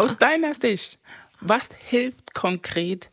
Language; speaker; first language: German; non-native, fluent; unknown